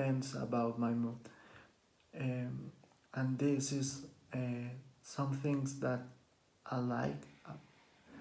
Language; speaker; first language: English; non-native, learner; Spanish